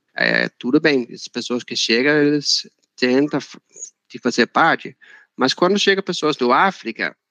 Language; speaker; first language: Portuguese; non-native, fluent; Danish